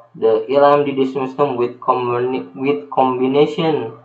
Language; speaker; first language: English; non-native, learner; Indonesian